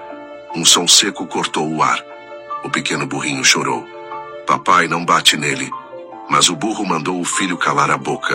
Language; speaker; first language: Portuguese; native; Portuguese